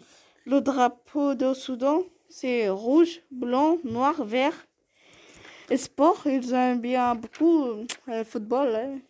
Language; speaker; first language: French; non-native, learner; Arabic